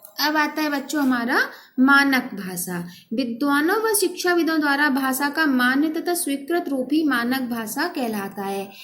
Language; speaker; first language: Hindi; native; Hindi